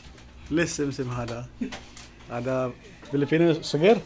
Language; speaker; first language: Arabic; non-native, learner; Filipino